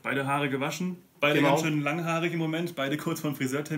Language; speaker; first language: German; native; German